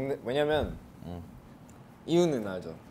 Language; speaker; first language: Korean; non-native, fluent; English